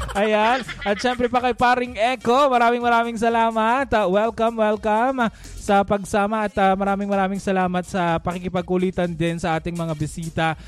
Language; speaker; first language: Filipino; native; Filipino